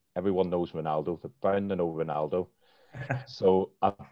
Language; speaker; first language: English; native; English